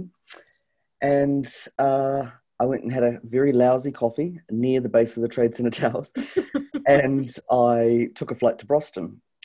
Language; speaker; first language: English; native; English